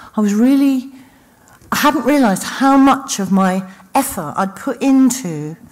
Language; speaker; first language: English; native; English